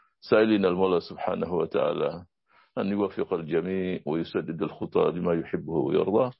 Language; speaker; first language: Arabic; non-native, fluent; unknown